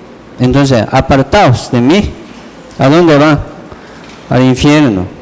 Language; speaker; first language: Spanish; non-native, learner; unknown